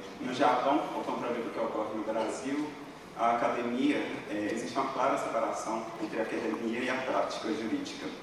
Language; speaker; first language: Portuguese; native; Portuguese